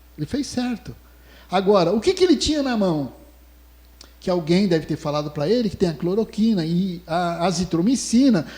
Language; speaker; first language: Portuguese; native; Portuguese